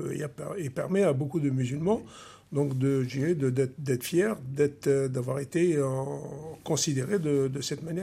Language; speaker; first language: French; non-native, local second language; Arabic